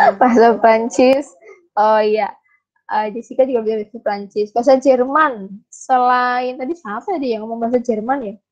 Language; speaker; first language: Indonesian; native; Indonesian